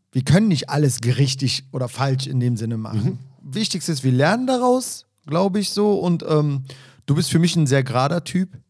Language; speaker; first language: German; native; German